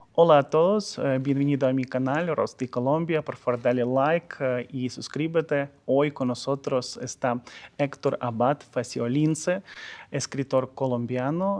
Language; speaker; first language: Spanish; non-native, fluent; Ukrainian